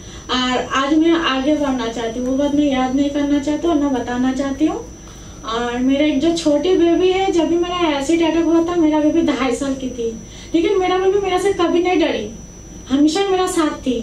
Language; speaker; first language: Hindi; non-native, local second language; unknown